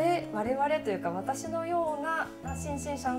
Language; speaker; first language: Japanese; native; Japanese